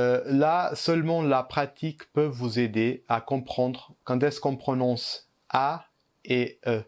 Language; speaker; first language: French; early bilingual, heritage; Portuguese